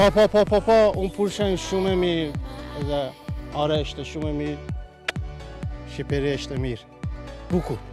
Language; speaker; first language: Albanian; non-native, learner; Persian